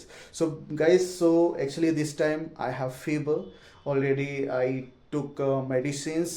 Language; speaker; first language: English; non-native, learner; Hindi